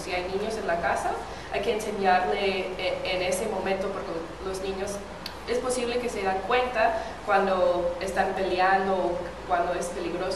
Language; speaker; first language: Spanish; non-native, fluent; English